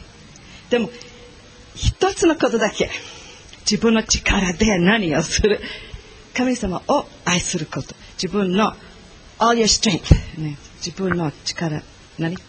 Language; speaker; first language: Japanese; non-native, learner; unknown